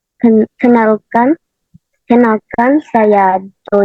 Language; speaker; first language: Indonesian; non-native, learner; Filipino